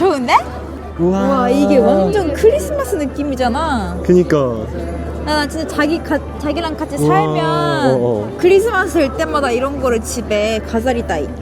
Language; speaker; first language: Korean; non-native, learner; Japanese